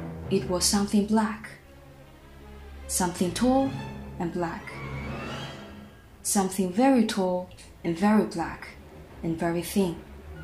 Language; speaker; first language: English; non-native, fluent; Chinese